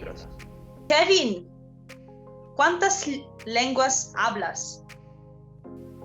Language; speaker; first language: Spanish; non-native, fluent; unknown